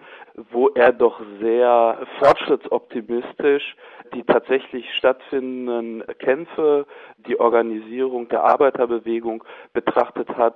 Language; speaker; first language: German; native; German